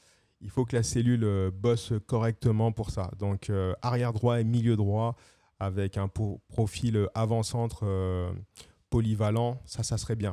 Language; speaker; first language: French; native; French